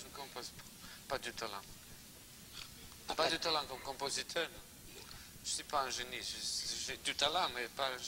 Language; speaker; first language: French; non-native, learner; Russian